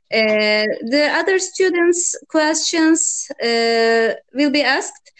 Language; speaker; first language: English; non-native, learner; Turkish